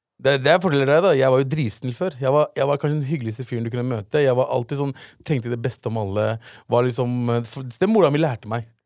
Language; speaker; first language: Norwegian; early bilingual, other home language; Urdu